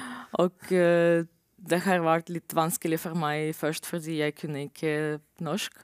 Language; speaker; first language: Norwegian; non-native, learner; Romanian